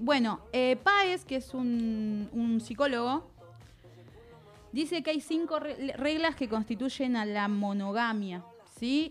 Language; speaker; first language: Spanish; native; Spanish